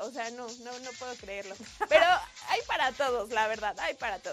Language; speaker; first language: Spanish; native; Spanish